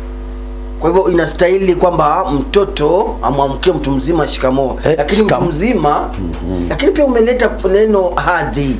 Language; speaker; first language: Swahili; native; Swahili